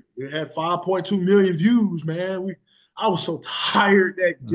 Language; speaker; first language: English; native; English